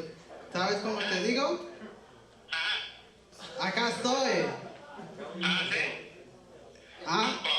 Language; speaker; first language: Spanish; early bilingual, heritage; Spanish